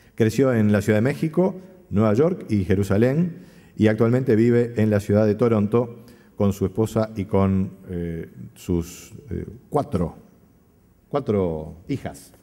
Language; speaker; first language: Spanish; native; Spanish